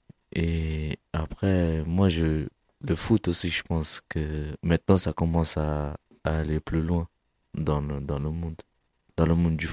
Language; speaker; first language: French; non-native, fluent; Kabuverdianu